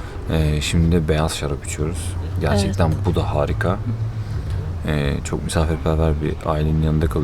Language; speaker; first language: Turkish; native; Turkish